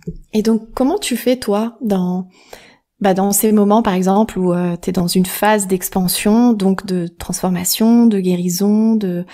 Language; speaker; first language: French; native; French